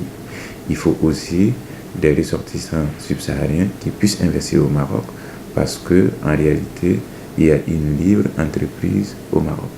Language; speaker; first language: French; non-native, local second language; Mossi